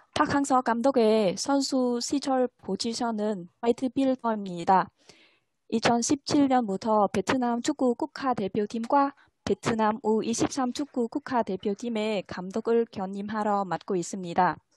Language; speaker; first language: Korean; non-native, fluent; Vietnamese